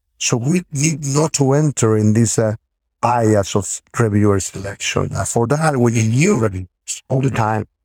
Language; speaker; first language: English; non-native, fluent; Spanish